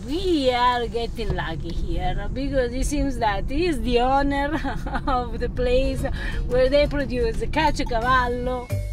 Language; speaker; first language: English; non-native, fluent; Italian